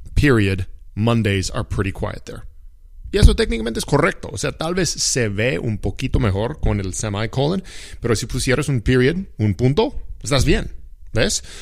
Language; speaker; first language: Spanish; non-native, fluent; English